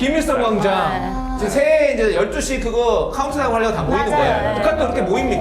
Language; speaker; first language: Korean; native; Korean